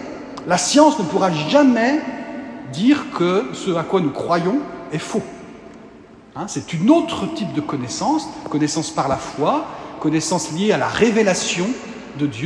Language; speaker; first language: French; native; French